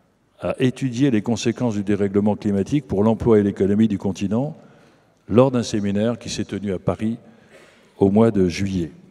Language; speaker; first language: French; native; French